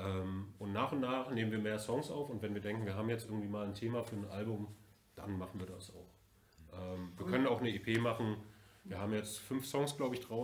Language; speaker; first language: German; native; German